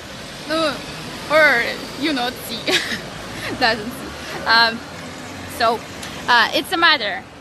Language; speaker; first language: English; non-native, learner; Russian